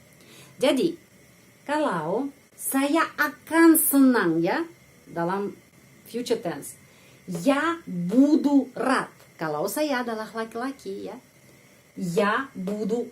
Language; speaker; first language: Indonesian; non-native, fluent; Russian